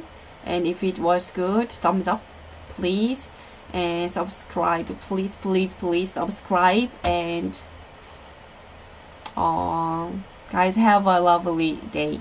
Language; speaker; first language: English; non-native, learner; Korean